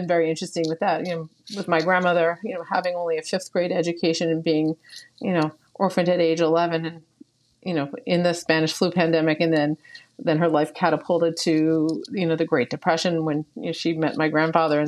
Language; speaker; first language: English; native; English